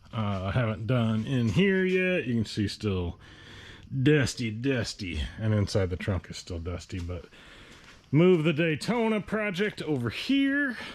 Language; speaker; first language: English; native; English